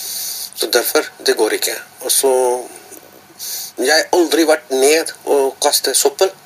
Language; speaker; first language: Norwegian; non-native, learner; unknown